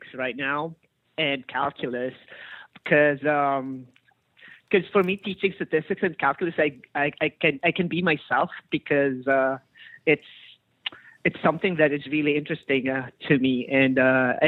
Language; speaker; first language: English; non-native, local second language; Filipino